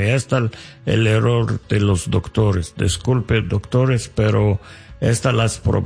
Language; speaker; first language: Spanish; non-native, learner; English